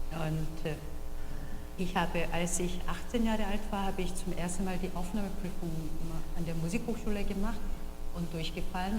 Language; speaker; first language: German; non-native, fluent; Korean